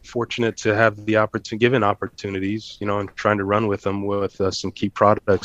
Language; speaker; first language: English; native; English